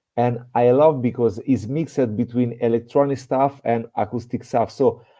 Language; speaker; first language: English; non-native, fluent; Italian